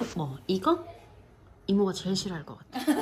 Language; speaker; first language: Korean; native; Korean